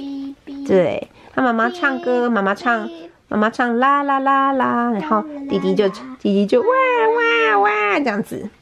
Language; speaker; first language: Chinese; native; Chinese